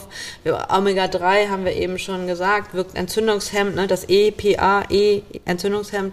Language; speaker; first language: German; native; German